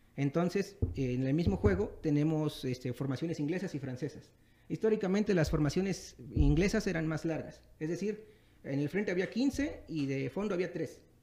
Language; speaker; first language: Spanish; native; Spanish